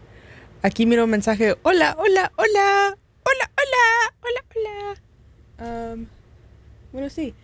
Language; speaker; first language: Spanish; early bilingual, heritage; Spanish